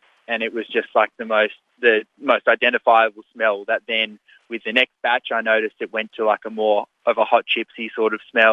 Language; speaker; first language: English; native; English